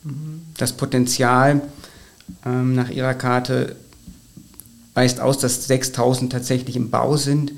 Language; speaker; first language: German; native; German